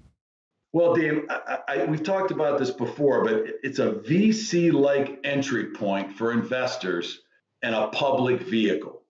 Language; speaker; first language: English; native; English